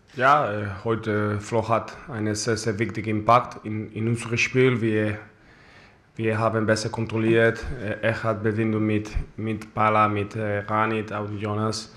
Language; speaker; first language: German; non-native, fluent; Spanish